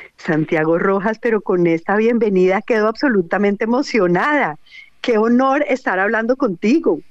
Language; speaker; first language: Spanish; native; Spanish